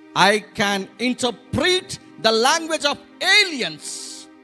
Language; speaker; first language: English; non-native, local second language; Telugu